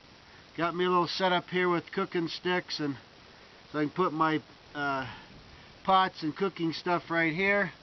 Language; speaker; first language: English; native; English